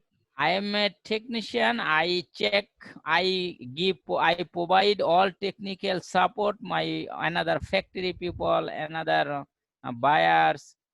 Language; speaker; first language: English; non-native, learner; Bangla